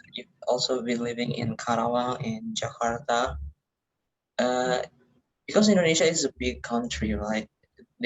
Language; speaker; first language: English; non-native, learner; Indonesian